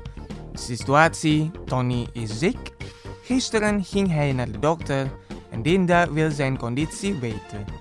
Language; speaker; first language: Dutch; non-native, fluent; Indonesian